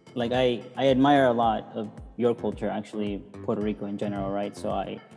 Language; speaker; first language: English; native; English